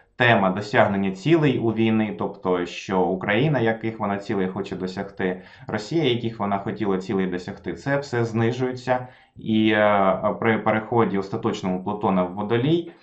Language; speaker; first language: Ukrainian; non-native, local second language; Russian